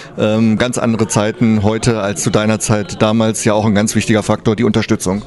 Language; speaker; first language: German; native; German